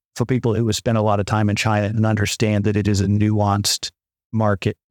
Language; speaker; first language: English; native; English